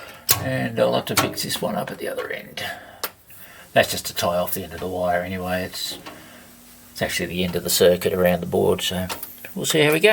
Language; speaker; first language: English; native; English